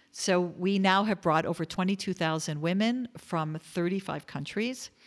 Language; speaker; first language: English; native; English